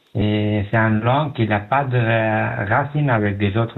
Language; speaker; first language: French; non-native, learner; Pashto